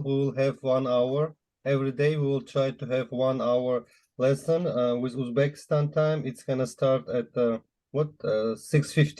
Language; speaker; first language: English; non-native, fluent; Uzbek